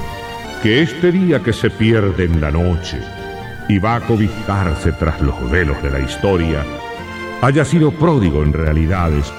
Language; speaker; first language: Spanish; native; Spanish